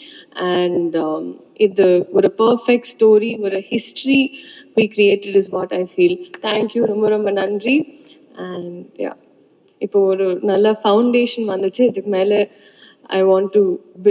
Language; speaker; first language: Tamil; non-native, fluent; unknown